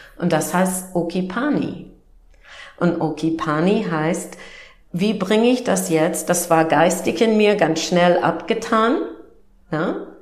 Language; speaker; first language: German; non-native, fluent; English